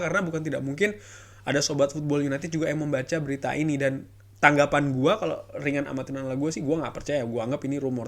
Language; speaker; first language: Indonesian; native; Indonesian